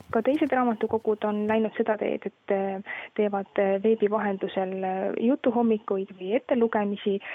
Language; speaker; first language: Estonian; native; Estonian